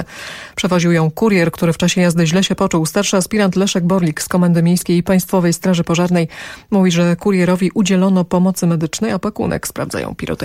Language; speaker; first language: Polish; native; Polish